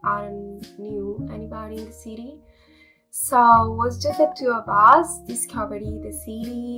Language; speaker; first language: English; non-native, learner; Spanish